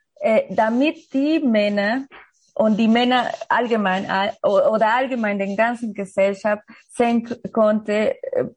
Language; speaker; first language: German; non-native, learner; Spanish